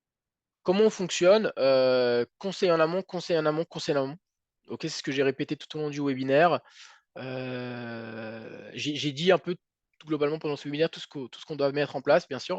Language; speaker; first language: French; native; French